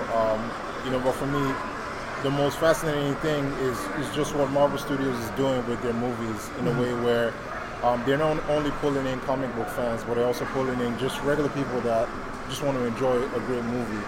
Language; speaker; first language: English; non-native, local second language; Yoruba